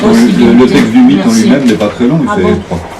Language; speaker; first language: French; native; French